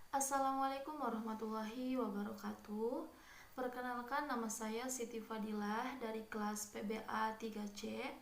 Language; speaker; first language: Indonesian; non-native, local second language; Sundanese